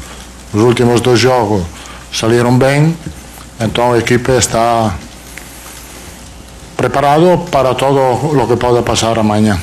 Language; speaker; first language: Portuguese; non-native, learner; Italian